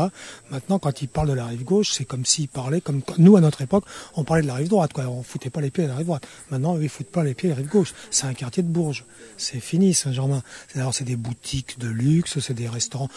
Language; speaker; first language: French; native; French